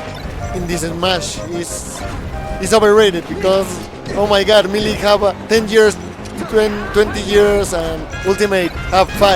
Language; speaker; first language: English; non-native, learner; Spanish